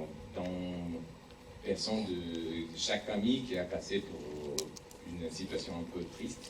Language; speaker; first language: French; non-native, learner; Spanish